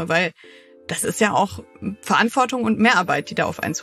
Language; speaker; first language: German; native; German